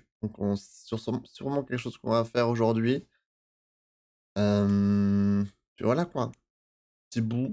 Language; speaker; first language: French; native; French